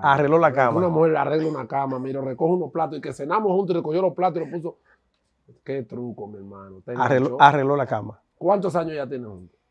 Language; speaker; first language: Spanish; native; Spanish